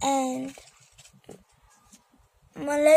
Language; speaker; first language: English; non-native, learner; Vietnamese